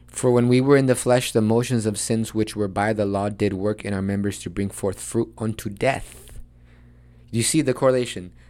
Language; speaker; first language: English; early bilingual, other home language; Spanish